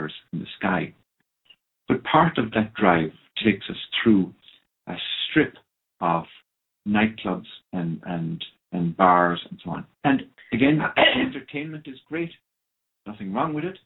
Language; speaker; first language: English; non-native, local second language; Irish